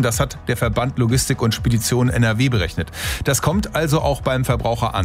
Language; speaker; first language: German; native; German